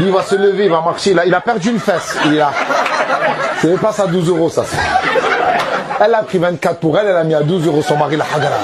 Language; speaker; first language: French; native; French